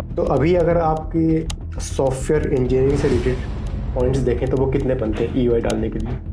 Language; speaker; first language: Urdu; native; Urdu